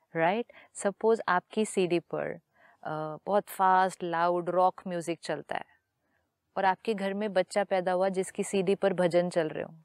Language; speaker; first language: Hindi; native; Hindi